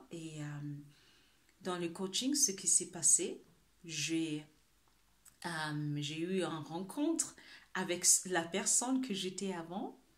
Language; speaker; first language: French; non-native, fluent; Spanish